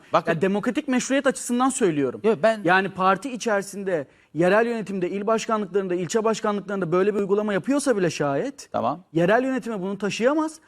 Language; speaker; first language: Turkish; native; Turkish